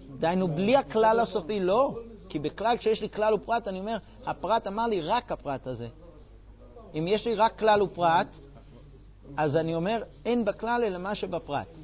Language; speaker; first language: Hebrew; non-native, fluent; English